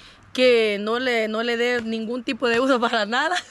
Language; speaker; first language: Spanish; native; Spanish